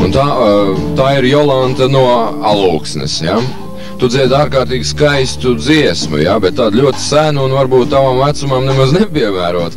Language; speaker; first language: Latvian; native; Latvian